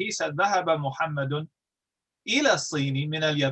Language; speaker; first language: Arabic; non-native, fluent; English